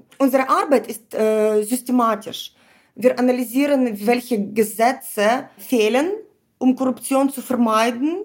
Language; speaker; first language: German; non-native, fluent; Ukrainian